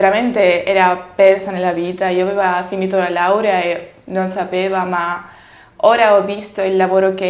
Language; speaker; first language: Italian; non-native, learner; Spanish